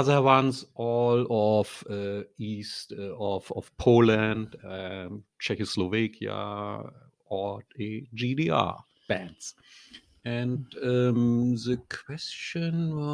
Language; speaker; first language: English; non-native, learner; German